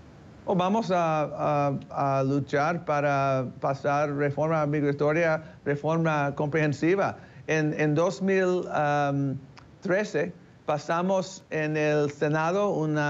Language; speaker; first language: Spanish; early bilingual, heritage; English